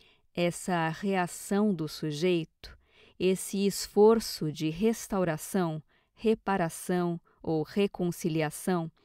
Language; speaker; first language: Portuguese; native; Portuguese